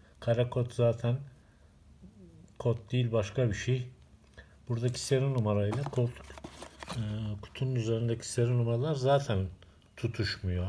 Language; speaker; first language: Turkish; native; Turkish